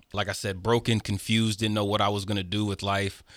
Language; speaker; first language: English; native; English